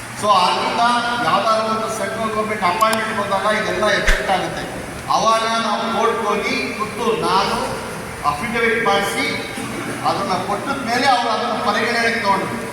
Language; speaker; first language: Kannada; non-native, local second language; Marathi